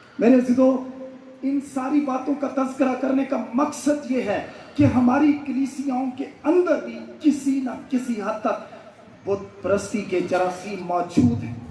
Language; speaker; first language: Urdu; non-native, local second language; Punjabi